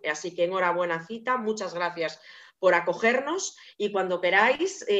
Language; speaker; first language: Spanish; native; Spanish